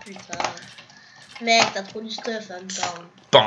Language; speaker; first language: French; native; French